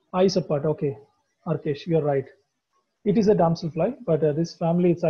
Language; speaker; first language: English; non-native, local second language; Malayalam